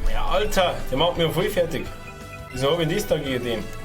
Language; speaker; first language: German; native; German